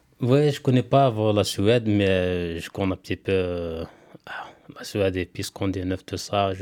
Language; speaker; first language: French; non-native, local second language; Kabyle